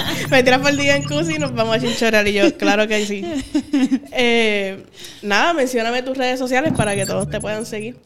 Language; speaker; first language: Spanish; native; Spanish